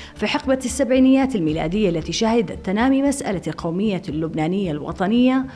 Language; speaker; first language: Arabic; native; Arabic